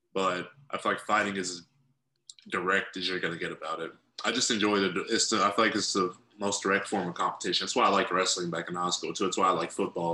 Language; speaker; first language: English; native; English